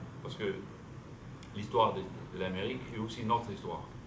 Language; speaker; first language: French; non-native, fluent; Danish